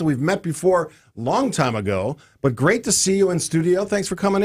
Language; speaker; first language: English; native; English